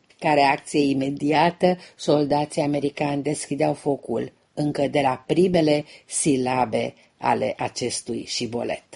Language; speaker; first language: Romanian; native; Romanian